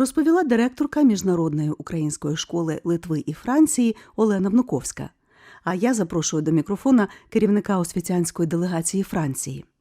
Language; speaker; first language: Ukrainian; native; Ukrainian